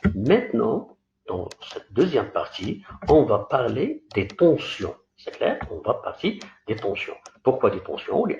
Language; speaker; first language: French; non-native, local second language; Arabic